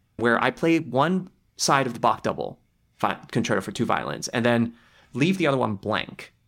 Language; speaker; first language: English; native; English